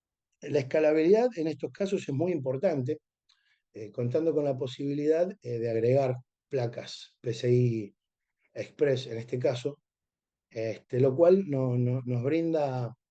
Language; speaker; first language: Spanish; native; Spanish